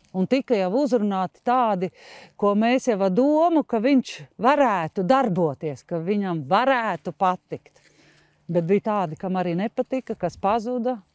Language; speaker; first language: Latvian; native; Latvian